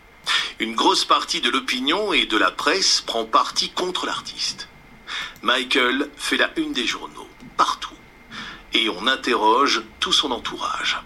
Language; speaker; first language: French; native; French